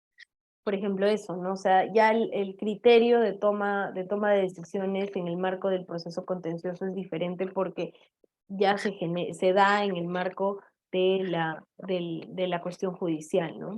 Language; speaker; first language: Spanish; native; Spanish